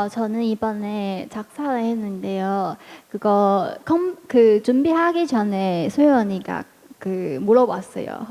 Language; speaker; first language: Korean; non-native, fluent; Chinese